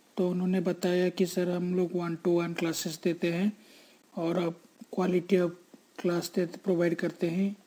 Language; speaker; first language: Hindi; native; Hindi